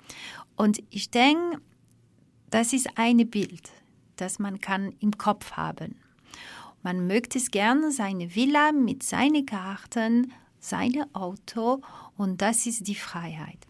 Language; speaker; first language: German; non-native, learner; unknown